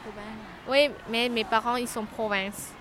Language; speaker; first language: French; non-native, learner; Lao